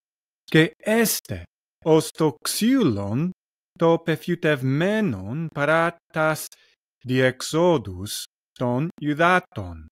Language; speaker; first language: Greek; non-native, learner; English